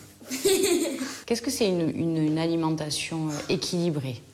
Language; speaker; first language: French; native; French